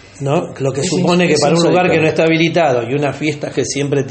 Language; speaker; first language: Spanish; native; Spanish